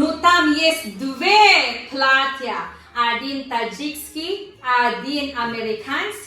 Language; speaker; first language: Russian; non-native, learner; Filipino